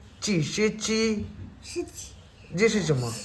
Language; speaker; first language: Chinese; non-native, learner; Malayalam